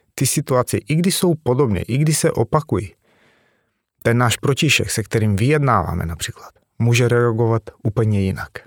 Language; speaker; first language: Czech; non-native, fluent; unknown